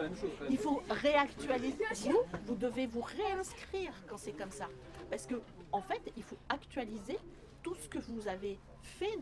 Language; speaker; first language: French; native; French